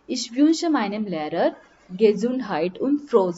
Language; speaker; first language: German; non-native, learner; Marathi